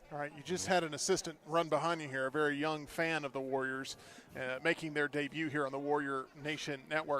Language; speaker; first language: English; native; English